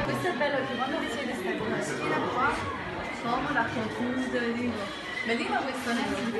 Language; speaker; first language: Italian; non-native, learner; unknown